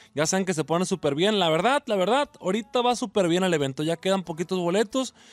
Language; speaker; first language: Spanish; native; Spanish